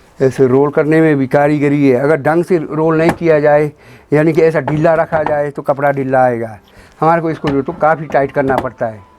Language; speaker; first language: Hindi; non-native, local second language; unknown